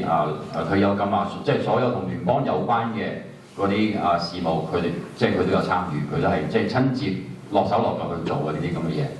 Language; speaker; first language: Cantonese; native; Cantonese